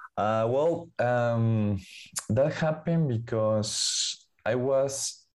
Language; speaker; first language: English; non-native, fluent; Spanish